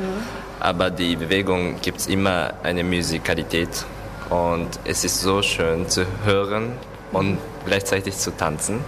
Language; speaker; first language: German; non-native, learner; Japanese